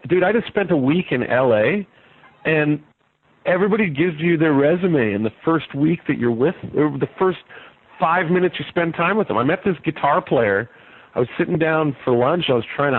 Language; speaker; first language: English; native; English